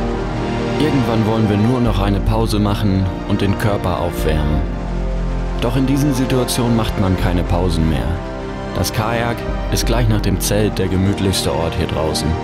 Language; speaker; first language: German; native; German